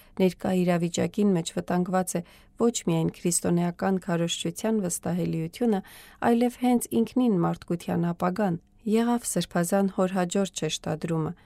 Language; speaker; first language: Armenian; native; Armenian